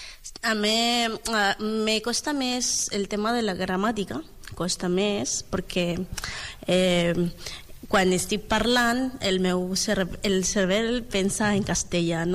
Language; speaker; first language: Catalan; non-native, learner; Spanish